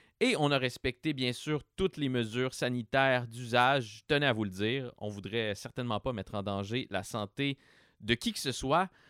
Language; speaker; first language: French; native; French